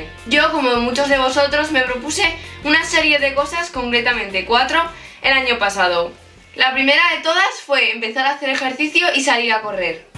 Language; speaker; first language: Spanish; native; Spanish